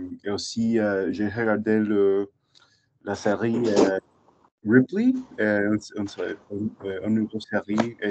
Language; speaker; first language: French; non-native, learner; English